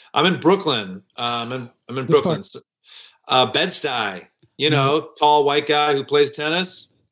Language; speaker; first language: English; native; English